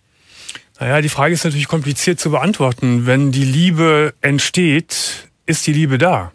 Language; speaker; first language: German; native; German